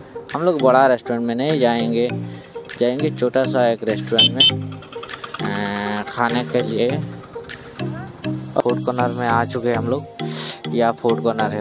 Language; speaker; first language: Hindi; non-native, local second language; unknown